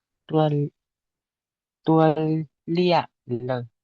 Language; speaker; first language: Chinese; non-native, learner; Lao